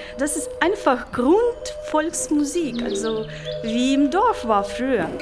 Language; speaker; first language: German; non-native, learner; Ukrainian